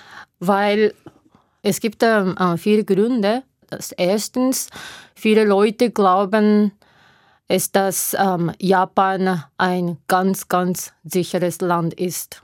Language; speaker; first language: German; non-native, learner; Japanese